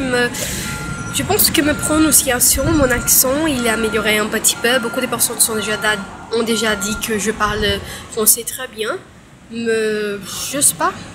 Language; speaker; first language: French; non-native, learner; Portuguese